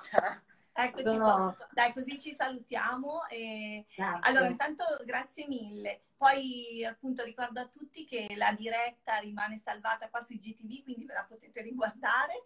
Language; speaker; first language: Italian; native; Italian